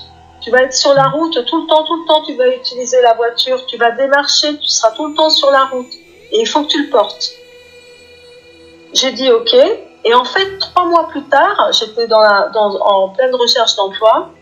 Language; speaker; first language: French; native; French